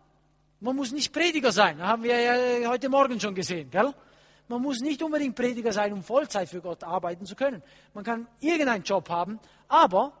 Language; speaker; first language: German; non-native, fluent; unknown